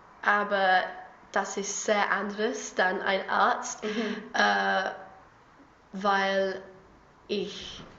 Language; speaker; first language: German; non-native, learner; English